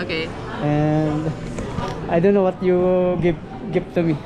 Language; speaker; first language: English; non-native, local second language; Filipino